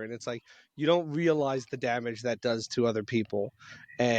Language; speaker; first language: English; native; English